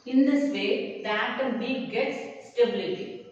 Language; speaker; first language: English; non-native, local second language; Tamil